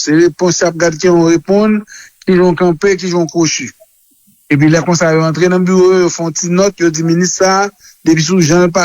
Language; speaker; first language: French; non-native, local second language; Haitian Creole